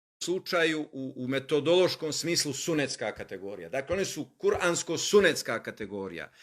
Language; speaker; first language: Bosnian; native; Bosnian